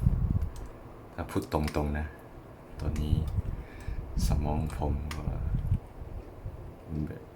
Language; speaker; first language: Thai; non-native, learner; English